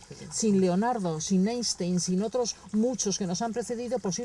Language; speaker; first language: Spanish; native; Spanish